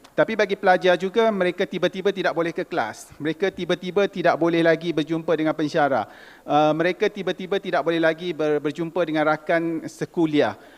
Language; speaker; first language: Malay; native; Malay